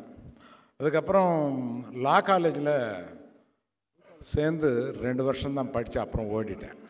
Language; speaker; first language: Tamil; non-native, local second language; Telugu